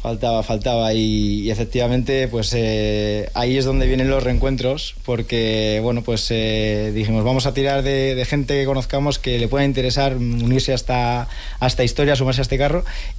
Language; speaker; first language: Spanish; native; Spanish